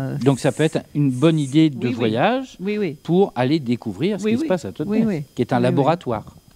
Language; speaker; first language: French; native; French